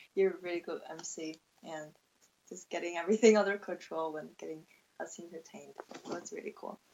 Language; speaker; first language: English; non-native, fluent; Chinese